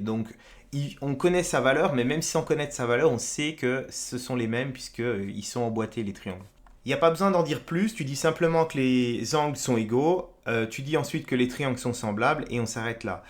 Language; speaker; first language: French; native; French